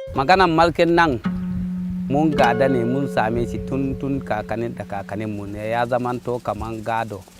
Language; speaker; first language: Hausa; non-native, local second language; Fula